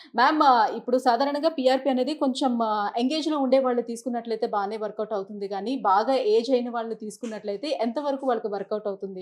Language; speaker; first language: Telugu; native; Telugu